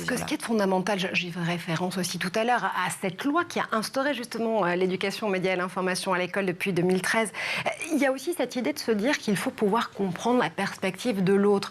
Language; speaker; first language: French; native; French